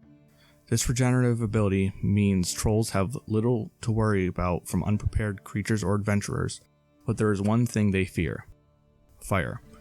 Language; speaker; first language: English; native; English